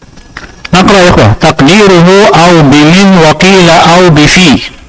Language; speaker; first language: Arabic; non-native, fluent; Indonesian